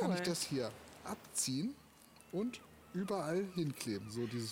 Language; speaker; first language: German; native; German